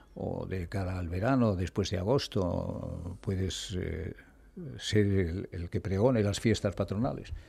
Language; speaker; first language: Spanish; native; Spanish